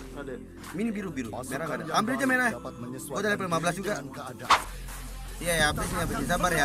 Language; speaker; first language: Indonesian; native; Indonesian